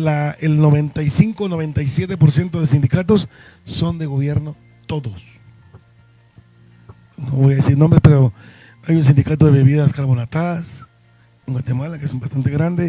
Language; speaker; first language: Spanish; native; Spanish